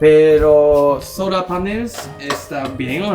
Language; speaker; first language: Spanish; non-native, learner; Japanese